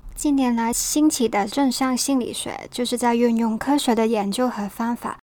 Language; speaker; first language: Chinese; non-native, local second language; Cantonese